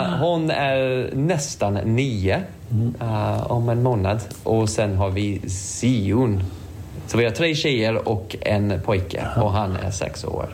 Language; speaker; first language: Swedish; non-native, fluent; English